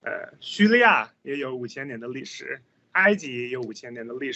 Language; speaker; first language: Chinese; non-native, fluent; English